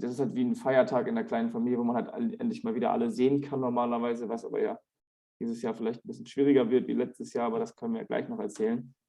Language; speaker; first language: German; native; German